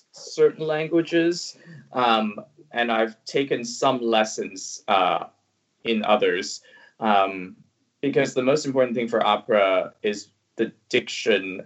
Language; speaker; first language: English; non-native, fluent; Cantonese